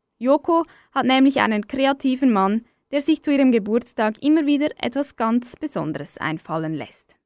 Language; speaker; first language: German; native; German